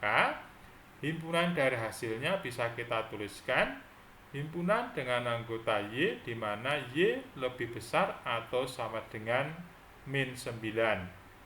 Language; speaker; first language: Indonesian; native; Indonesian